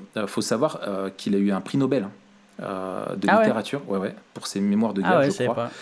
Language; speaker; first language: French; native; French